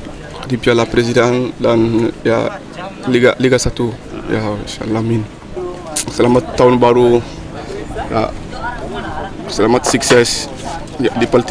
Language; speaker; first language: Indonesian; non-native, learner; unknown